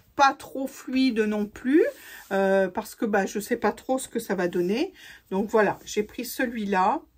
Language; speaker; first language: French; native; French